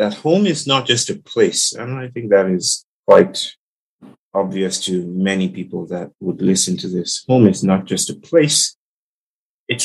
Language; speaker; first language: English; non-native, local second language; Yoruba